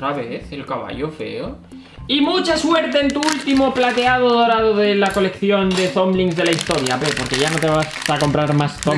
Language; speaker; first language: Spanish; native; Spanish